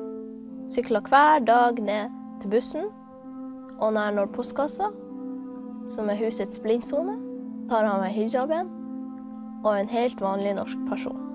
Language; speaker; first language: Norwegian; early bilingual, other home language; Somali